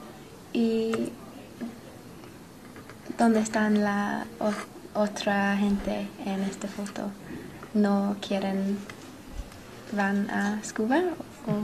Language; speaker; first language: Spanish; non-native, learner; English